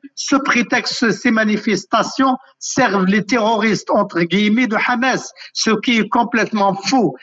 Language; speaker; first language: French; non-native, local second language; Arabic